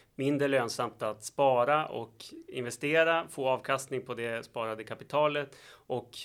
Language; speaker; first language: Swedish; native; Swedish